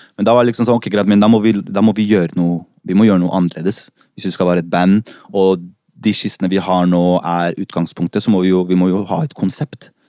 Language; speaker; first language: Norwegian; early bilingual, other home language; Spanish